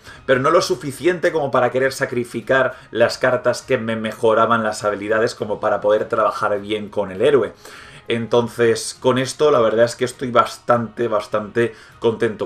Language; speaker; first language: Spanish; native; Spanish